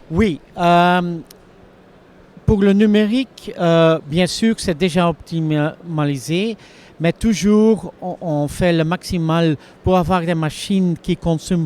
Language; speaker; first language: French; non-native, local second language; Dutch